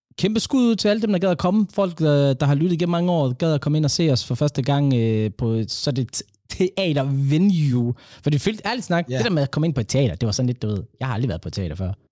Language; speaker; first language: Danish; early bilingual, other home language; Somali